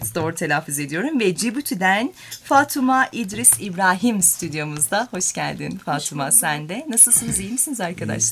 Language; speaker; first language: Turkish; native; Turkish